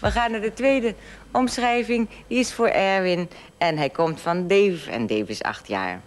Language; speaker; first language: Dutch; native; Dutch